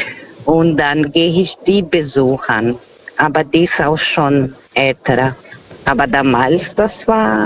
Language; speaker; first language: German; non-native, fluent; Portuguese